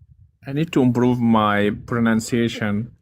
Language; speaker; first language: English; non-native, learner; Arabic